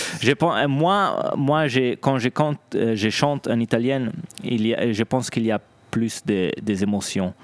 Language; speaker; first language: French; non-native, local second language; Italian